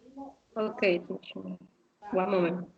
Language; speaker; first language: English; non-native, learner; Spanish